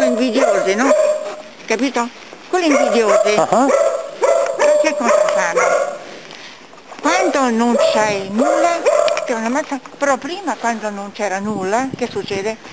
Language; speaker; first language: Italian; non-native, learner; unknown